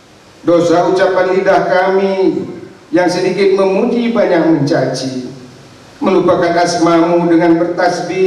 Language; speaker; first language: Indonesian; native; Indonesian